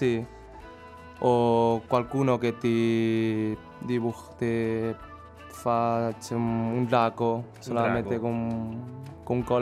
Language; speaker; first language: Italian; non-native, learner; Chinese